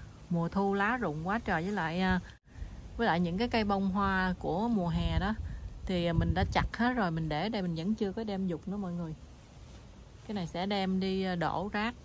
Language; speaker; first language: Vietnamese; native; Vietnamese